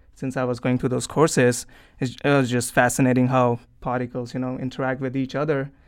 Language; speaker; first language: English; non-native, local second language; Hindi